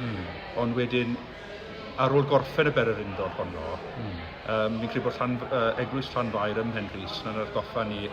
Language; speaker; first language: Welsh; native; Welsh